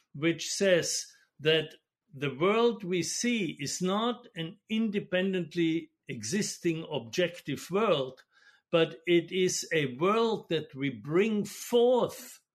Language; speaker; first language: English; non-native, fluent; German